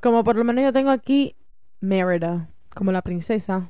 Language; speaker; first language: Spanish; early bilingual, heritage; Spanish